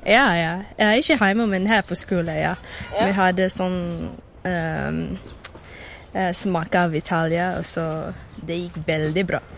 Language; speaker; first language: Norwegian; non-native, learner; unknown